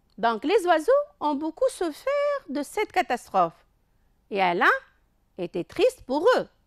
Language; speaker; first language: French; non-native, local second language; Arabic